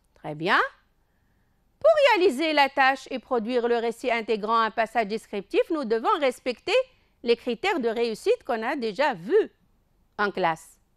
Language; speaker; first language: French; non-native, local second language; Arabic